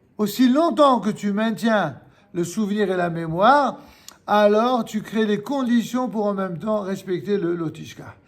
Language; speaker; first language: French; native; French